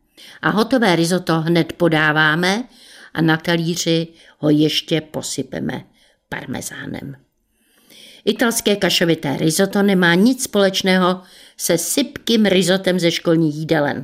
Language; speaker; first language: Czech; native; Czech